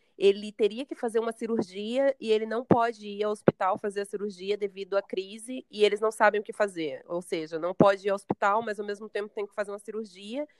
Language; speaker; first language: Portuguese; native; Portuguese